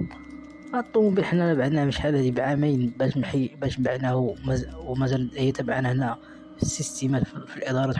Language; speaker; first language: Arabic; native; Arabic